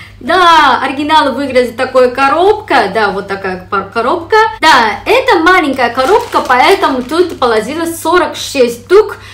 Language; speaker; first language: Russian; non-native, fluent; Japanese